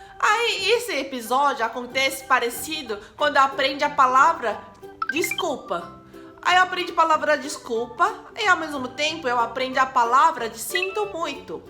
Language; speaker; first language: Portuguese; non-native, fluent; Korean